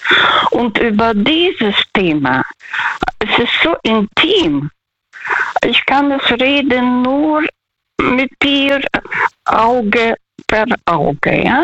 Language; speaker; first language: German; non-native, fluent; Russian